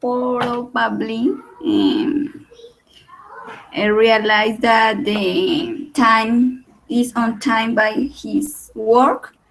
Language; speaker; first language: English; non-native, learner; Spanish